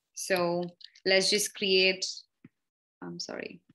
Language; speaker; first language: English; non-native, local second language; Hindi